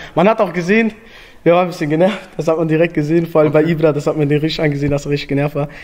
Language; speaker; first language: German; early bilingual, other home language; Albanian